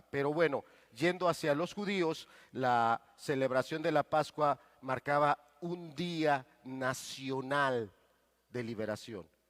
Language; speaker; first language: Spanish; native; Spanish